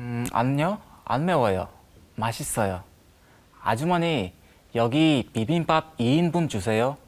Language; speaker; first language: Korean; non-native, learner; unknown